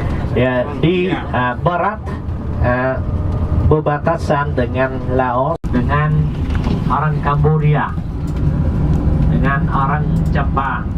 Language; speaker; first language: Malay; non-native, learner; Vietnamese